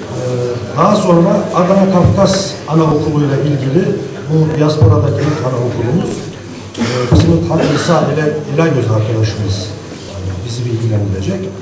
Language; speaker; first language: Turkish; non-native, local second language; Adyghe